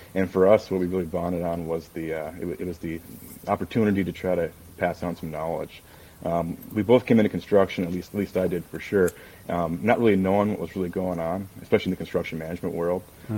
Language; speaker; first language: English; native; English